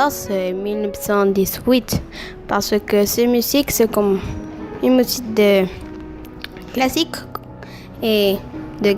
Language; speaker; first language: French; non-native, learner; Spanish